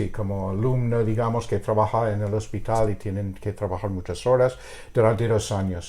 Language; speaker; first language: Spanish; non-native, fluent; English